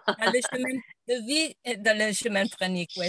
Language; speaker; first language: French; non-native, learner; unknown